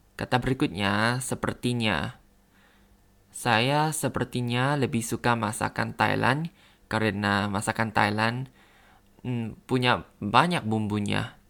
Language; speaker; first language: Indonesian; non-native, learner; Thai